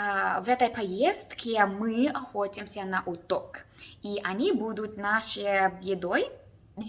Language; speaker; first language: Russian; non-native, learner; English